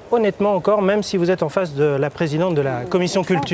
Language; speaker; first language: French; native; French